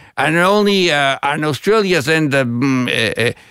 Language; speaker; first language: English; non-native, fluent; Spanish